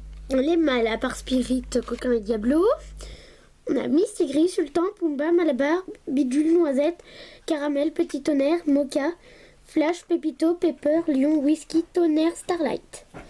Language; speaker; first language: French; native; French